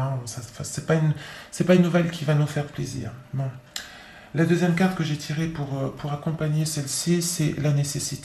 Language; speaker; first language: French; native; French